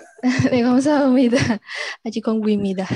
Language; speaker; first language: Korean; non-native, learner; Indonesian